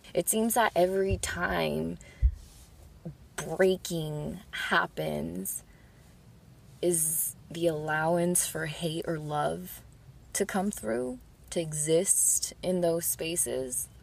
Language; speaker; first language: English; early bilingual, other home language; Spanish